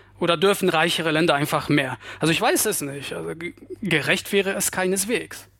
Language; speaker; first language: German; non-native, fluent; Polish